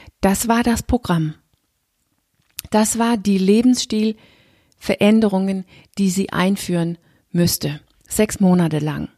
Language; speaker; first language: German; non-native, fluent; Danish